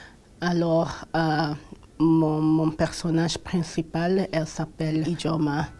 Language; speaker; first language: French; non-native, fluent; English